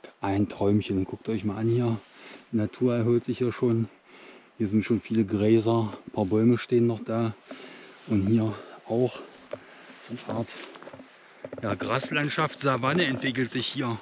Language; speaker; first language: German; native; German